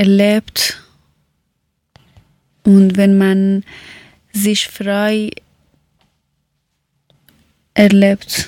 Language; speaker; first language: German; non-native, learner; Persian